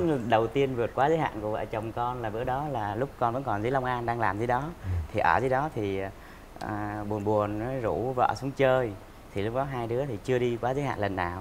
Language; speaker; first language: Vietnamese; native; Vietnamese